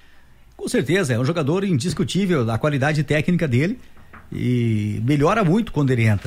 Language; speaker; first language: Portuguese; native; Portuguese